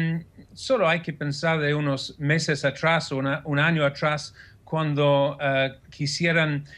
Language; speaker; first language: Spanish; non-native, fluent; English